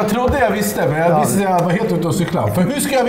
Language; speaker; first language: Swedish; native; Swedish